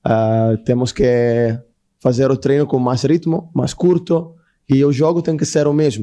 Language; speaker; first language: Portuguese; non-native, fluent; Italian